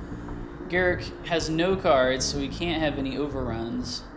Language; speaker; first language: English; native; English